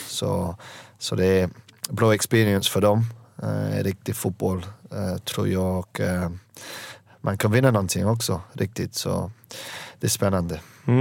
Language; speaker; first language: Swedish; non-native, learner; English